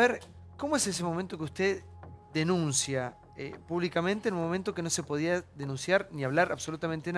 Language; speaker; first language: Spanish; native; Spanish